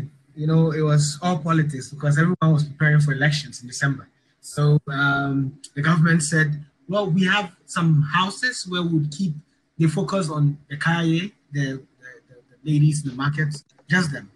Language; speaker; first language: English; non-native, local second language; Ga